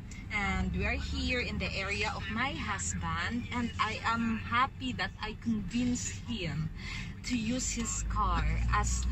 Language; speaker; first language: English; non-native, local second language; Filipino